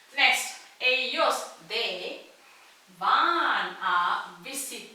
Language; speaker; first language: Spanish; non-native, fluent; Tamil